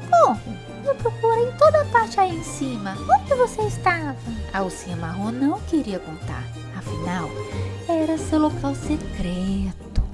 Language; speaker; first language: Portuguese; native; Portuguese